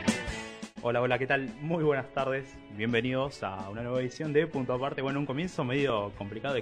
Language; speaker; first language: Spanish; native; Spanish